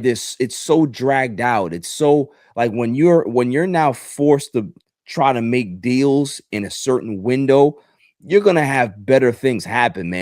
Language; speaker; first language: English; native; English